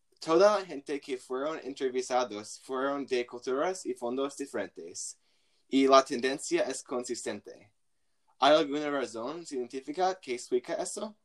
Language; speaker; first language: Spanish; non-native, learner; English